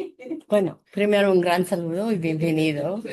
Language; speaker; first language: Spanish; non-native, fluent; English